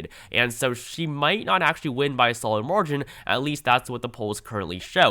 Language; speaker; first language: English; native; English